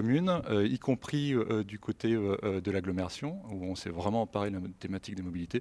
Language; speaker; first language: French; native; French